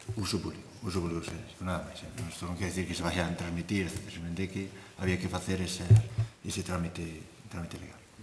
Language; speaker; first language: Galician; native; Galician